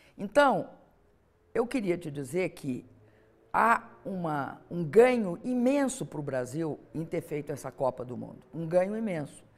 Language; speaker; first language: Portuguese; native; Portuguese